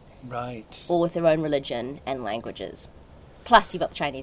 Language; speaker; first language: English; native; English